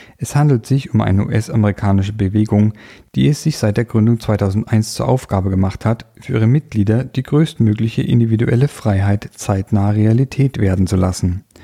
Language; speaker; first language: German; native; German